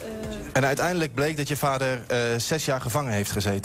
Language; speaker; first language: Dutch; native; Dutch